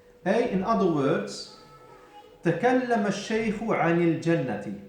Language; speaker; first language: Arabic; non-native, fluent; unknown